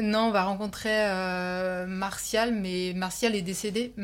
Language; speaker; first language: French; native; French